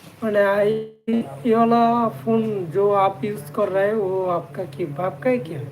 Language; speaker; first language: Hindi; non-native, learner; Bangla